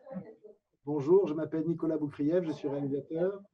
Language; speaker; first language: French; native; French